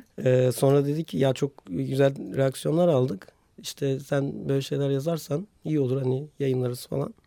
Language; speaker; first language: Turkish; non-native, local second language; Armenian